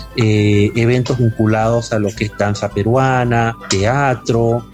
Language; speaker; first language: Spanish; native; Spanish